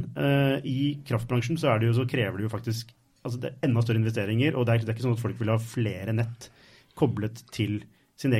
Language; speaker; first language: Norwegian; native; Norwegian